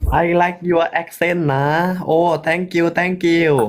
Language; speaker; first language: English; non-native, learner; Thai